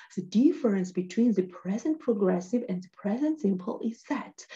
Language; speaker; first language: English; non-native, fluent; Georgian